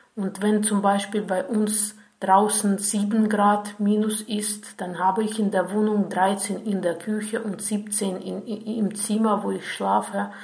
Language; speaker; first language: German; non-native, fluent; Russian